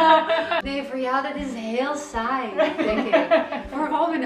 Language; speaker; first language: Dutch; non-native, learner; English